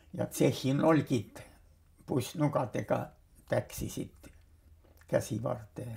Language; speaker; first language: Estonian; native; Estonian